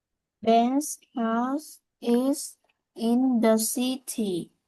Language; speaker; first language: English; non-native, learner; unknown